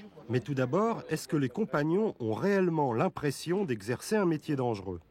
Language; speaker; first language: French; native; French